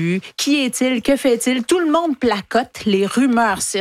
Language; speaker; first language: French; native; French